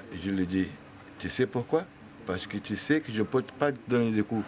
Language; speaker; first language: French; non-native, fluent; Portuguese